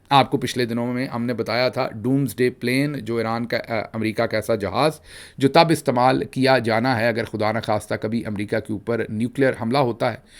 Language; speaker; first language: Urdu; native; Urdu